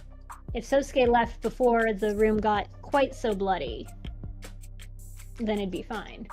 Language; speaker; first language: English; native; English